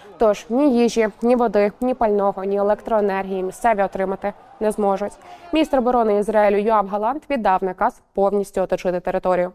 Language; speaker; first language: Ukrainian; native; Ukrainian